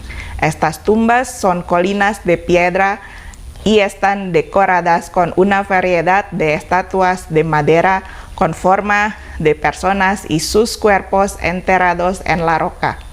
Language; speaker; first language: Spanish; non-native, fluent; Indonesian